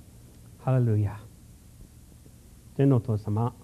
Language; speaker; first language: Japanese; non-native, fluent; English